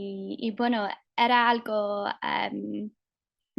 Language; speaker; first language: Spanish; non-native, fluent; English